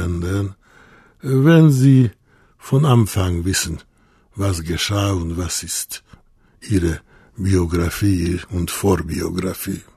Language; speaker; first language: German; non-native, fluent; Hungarian